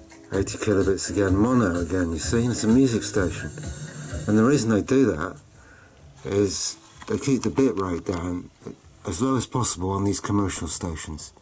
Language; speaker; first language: English; native; English